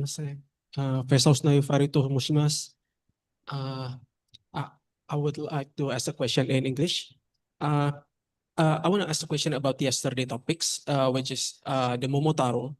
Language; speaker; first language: English; non-native, fluent; Indonesian